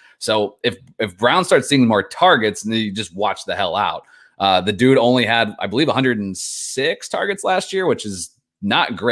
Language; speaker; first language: English; native; English